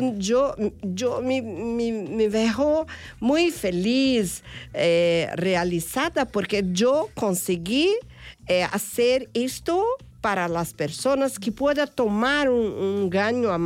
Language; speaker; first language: Spanish; non-native, fluent; Portuguese